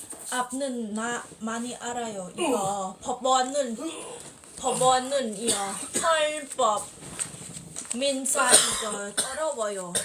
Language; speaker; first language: Korean; non-native, learner; Thai